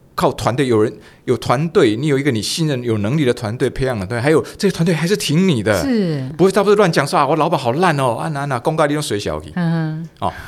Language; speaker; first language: Chinese; non-native, local second language; Min Nan Chinese